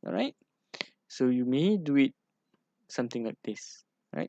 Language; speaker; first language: English; non-native, local second language; Malay